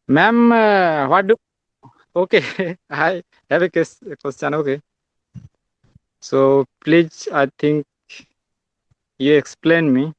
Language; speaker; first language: English; non-native, learner; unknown